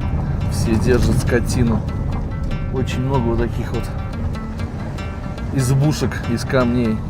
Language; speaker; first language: Russian; native; Russian